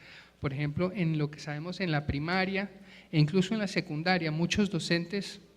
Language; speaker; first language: Spanish; native; Spanish